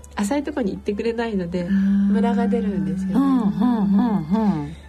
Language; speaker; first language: Japanese; native; Japanese